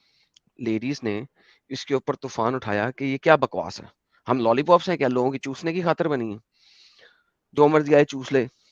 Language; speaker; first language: Hindi; native; Hindi